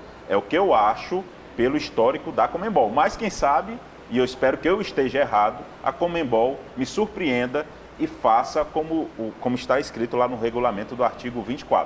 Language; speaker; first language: Portuguese; native; Portuguese